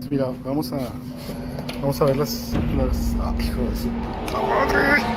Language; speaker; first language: Spanish; native; Spanish